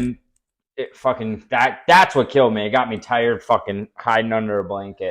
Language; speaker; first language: English; native; English